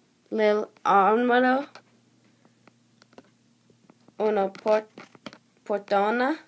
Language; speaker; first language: Italian; non-native, learner; English